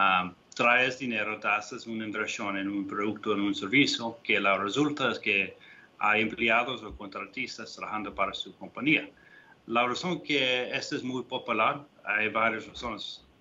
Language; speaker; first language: Spanish; non-native, fluent; English